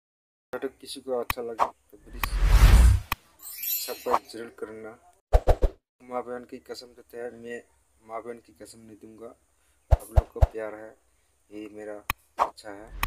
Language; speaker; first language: Hindi; non-native, local second language; Bangla